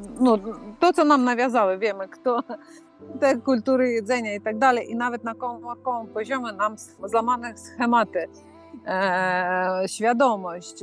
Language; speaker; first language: Polish; non-native, fluent; Ukrainian